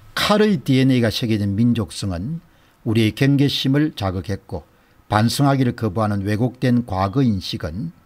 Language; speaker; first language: Korean; native; Korean